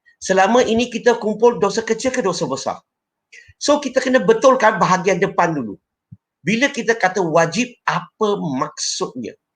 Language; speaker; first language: Malay; non-native, local second language; Chinese